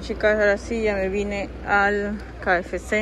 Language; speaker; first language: Spanish; native; Spanish